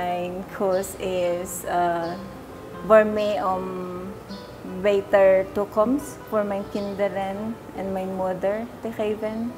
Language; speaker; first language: Dutch; non-native, learner; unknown